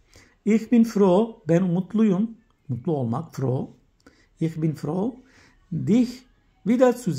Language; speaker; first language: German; non-native, fluent; Turkish